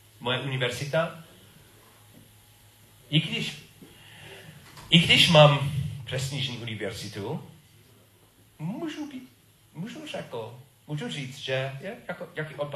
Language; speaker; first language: Czech; non-native, learner; English